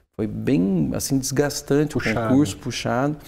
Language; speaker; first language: Portuguese; native; Portuguese